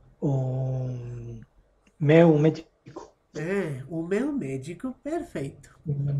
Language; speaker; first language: Portuguese; non-native, fluent; Spanish